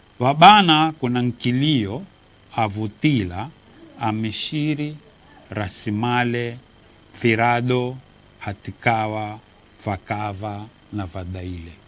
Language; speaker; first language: Swahili; native; Swahili